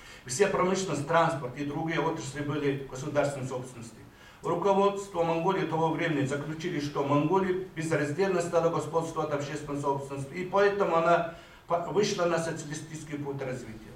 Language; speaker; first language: Russian; non-native, fluent; Mongolian